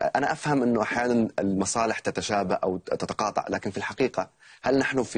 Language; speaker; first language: Arabic; native; Arabic